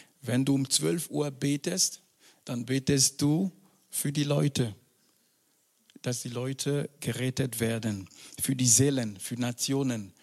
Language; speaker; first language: German; non-native, fluent; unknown